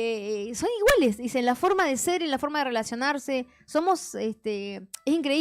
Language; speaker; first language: Spanish; native; Spanish